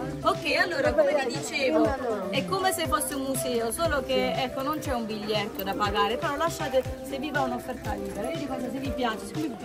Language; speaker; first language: Italian; native; Italian